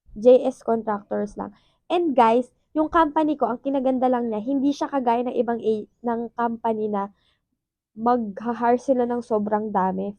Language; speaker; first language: Filipino; native; Filipino